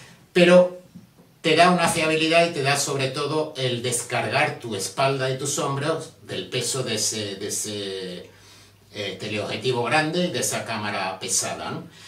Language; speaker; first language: Spanish; native; Spanish